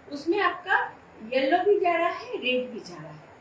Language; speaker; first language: Hindi; non-native, local second language; Bangla